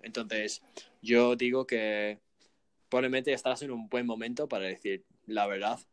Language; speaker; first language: Spanish; non-native, fluent; English